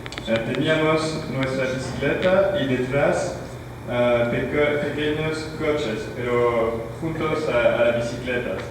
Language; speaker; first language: Spanish; non-native, learner; French